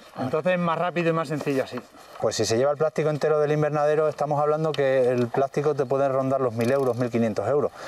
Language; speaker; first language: Spanish; native; Spanish